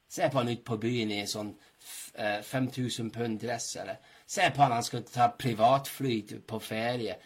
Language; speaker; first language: Norwegian; non-native, fluent; English